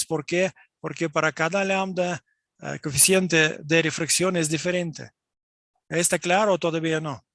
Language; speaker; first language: Spanish; non-native, fluent; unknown